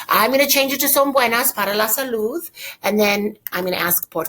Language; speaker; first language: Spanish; non-native, fluent; English